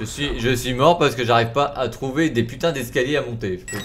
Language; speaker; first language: French; native; French